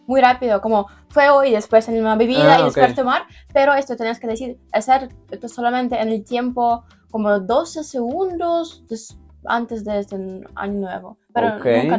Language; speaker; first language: Spanish; non-native, learner; Ukrainian